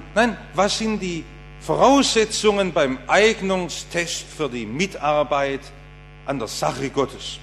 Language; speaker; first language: German; native; German